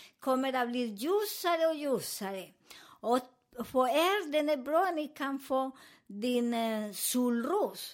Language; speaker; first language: Swedish; non-native, learner; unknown